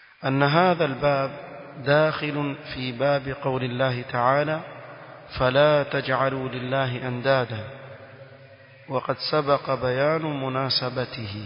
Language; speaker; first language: Arabic; non-native, fluent; Swahili